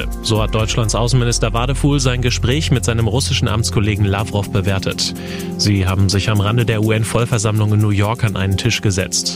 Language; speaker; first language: German; native; German